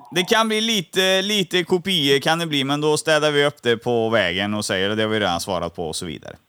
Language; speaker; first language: Swedish; native; Swedish